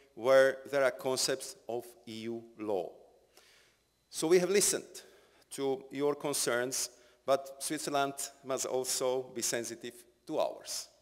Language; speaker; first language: English; non-native, fluent; Slovak